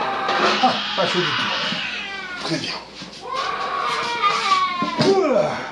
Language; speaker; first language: French; non-native, fluent; Spanish